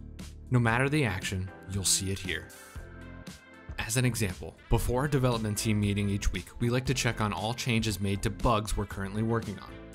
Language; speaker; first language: English; native; English